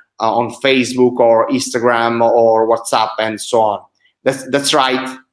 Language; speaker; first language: English; non-native, fluent; Italian